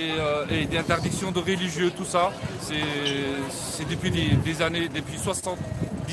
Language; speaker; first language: French; non-native, learner; Uyghur